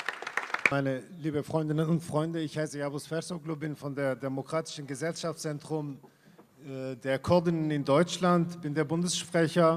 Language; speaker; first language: German; non-native, fluent; Kurdish